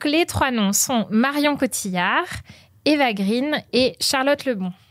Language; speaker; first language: French; native; French